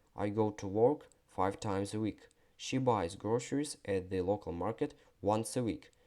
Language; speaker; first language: English; non-native, fluent; Ukrainian